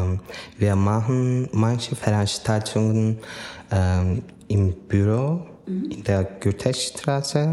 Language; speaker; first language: German; non-native, learner; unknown